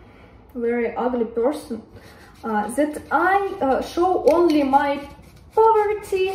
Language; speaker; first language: English; non-native, learner; Russian